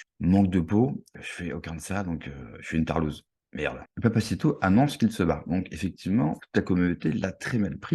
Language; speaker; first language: French; native; French